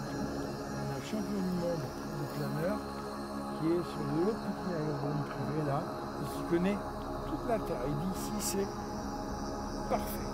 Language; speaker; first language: French; non-native, fluent; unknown